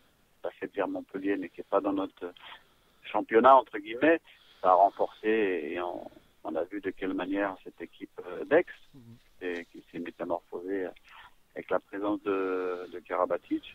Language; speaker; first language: French; native; French